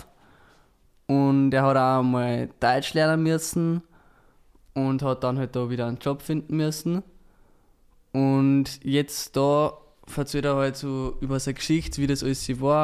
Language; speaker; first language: German; native; German